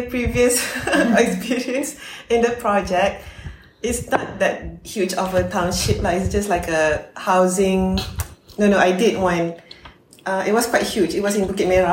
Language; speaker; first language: English; non-native, local second language; Malay